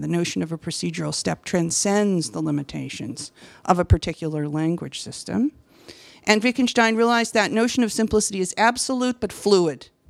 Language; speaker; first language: English; native; English